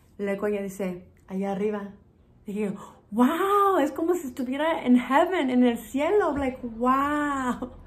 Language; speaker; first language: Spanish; early bilingual, heritage; Spanish